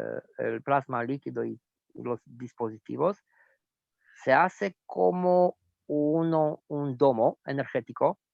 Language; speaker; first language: Spanish; non-native, fluent; Romanian